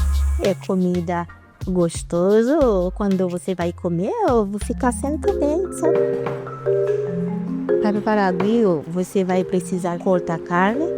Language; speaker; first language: Portuguese; non-native, learner; Haitian Creole